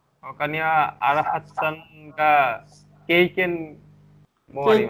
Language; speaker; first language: Japanese; non-native, learner; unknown